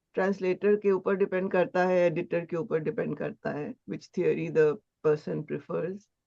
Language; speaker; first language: Hindi; native; Hindi